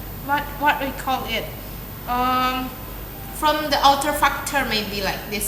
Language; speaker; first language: English; non-native, learner; Indonesian